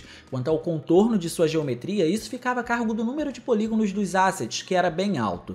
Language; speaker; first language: Portuguese; native; Portuguese